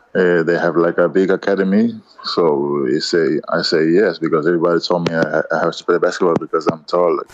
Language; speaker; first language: English; non-native, learner; Kabuverdianu